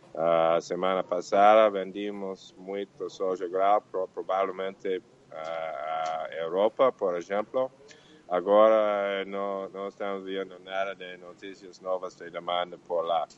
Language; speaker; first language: Portuguese; non-native, learner; Spanish